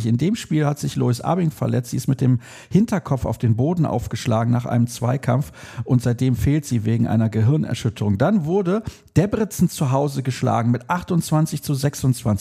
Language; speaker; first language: German; native; German